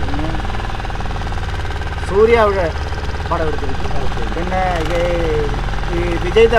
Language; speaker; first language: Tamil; non-native, local second language; Malayalam